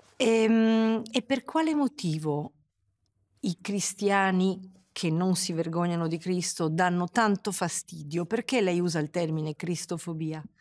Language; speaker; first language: Italian; native; Italian